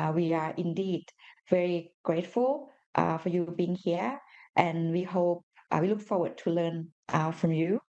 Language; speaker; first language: English; non-native, learner; Thai